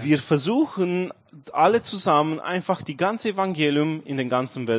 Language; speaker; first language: German; non-native, learner; Romanian